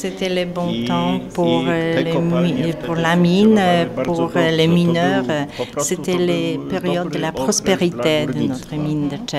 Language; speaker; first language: French; non-native, fluent; Polish